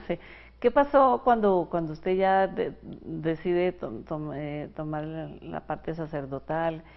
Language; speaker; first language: Spanish; native; Spanish